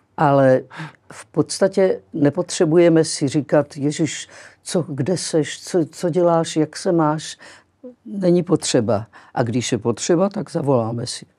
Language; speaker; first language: Czech; early bilingual, other home language; Greek